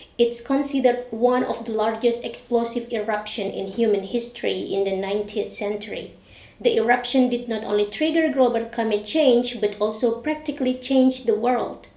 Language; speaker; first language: English; non-native, fluent; Indonesian